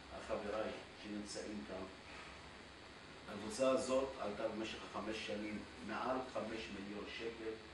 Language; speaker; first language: Hebrew; non-native, local second language; Arabic